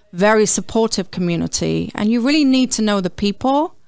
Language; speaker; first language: English; native; English